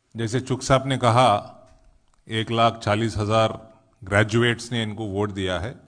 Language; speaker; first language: Hindi; non-native, local second language; Telugu